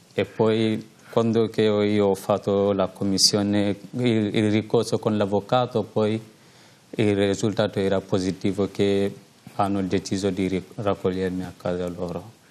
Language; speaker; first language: Italian; non-native, learner; Wolof